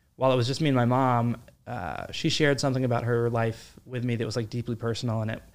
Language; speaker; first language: English; native; English